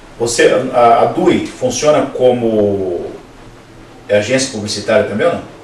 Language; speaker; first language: Portuguese; native; Portuguese